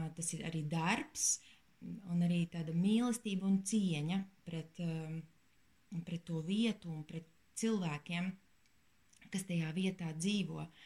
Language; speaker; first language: Latvian; native; Latvian